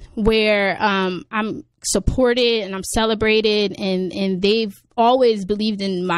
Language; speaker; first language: English; native; English